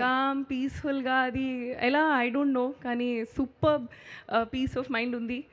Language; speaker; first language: Telugu; non-native, local second language; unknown